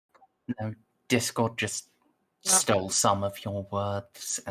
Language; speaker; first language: English; native; English